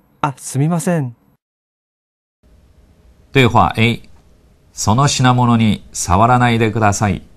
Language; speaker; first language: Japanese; non-native, fluent; Chinese